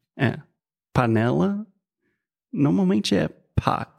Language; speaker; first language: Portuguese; non-native, fluent; English